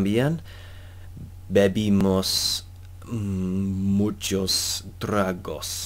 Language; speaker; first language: Spanish; non-native, learner; English